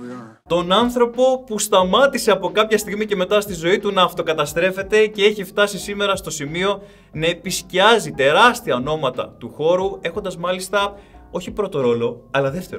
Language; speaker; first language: Greek; native; Greek